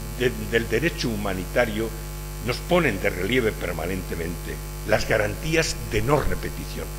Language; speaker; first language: Spanish; native; Spanish